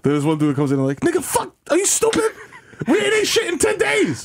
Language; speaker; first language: English; early bilingual, other home language; Spanish